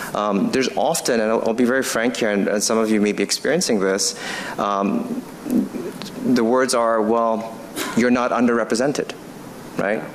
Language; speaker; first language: English; non-native, fluent; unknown